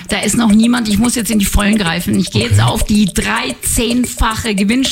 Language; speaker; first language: German; native; German